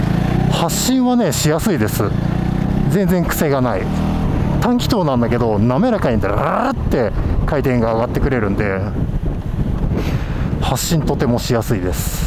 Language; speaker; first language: Japanese; native; Japanese